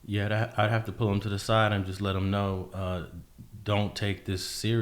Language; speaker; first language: English; native; English